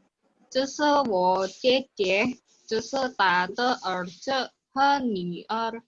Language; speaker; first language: Chinese; non-native, learner; Indonesian